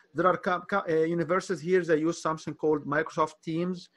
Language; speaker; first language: English; non-native, fluent; Arabic